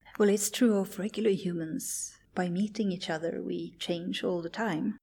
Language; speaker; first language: English; non-native, fluent; Swedish